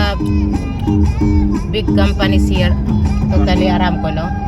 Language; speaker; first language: English; non-native, learner; Filipino